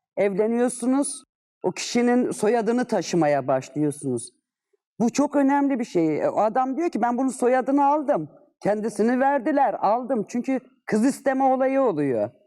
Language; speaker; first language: Turkish; native; Turkish